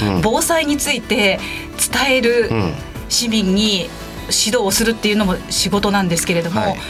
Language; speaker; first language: Japanese; native; Japanese